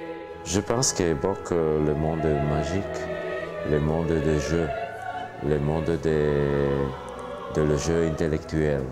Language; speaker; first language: French; non-native, fluent; Spanish